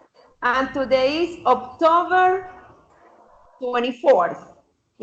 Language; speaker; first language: English; non-native, fluent; Spanish